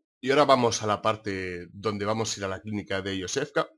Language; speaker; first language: Spanish; native; Spanish